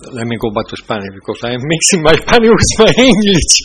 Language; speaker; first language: English; non-native, fluent; Spanish